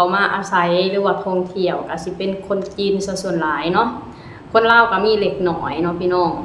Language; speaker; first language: Thai; non-native, local second language; Lao